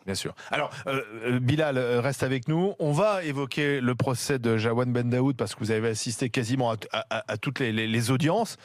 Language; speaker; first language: French; native; French